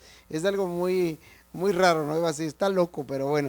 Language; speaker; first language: Spanish; native; Spanish